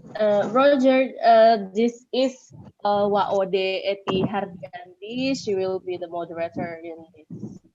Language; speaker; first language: English; non-native, learner; Indonesian